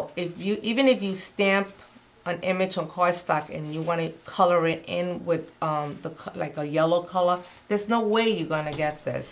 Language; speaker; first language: English; non-native, fluent; Spanish